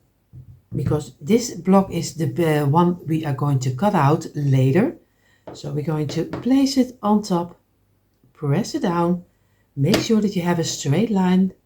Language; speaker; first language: English; non-native, fluent; Dutch